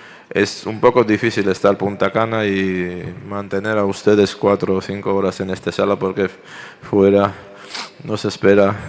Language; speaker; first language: Spanish; non-native, fluent; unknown